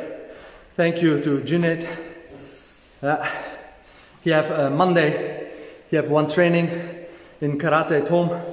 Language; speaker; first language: English; non-native, learner; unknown